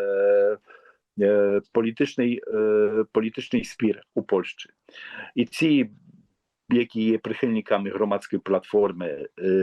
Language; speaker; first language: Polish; non-native, learner; Ukrainian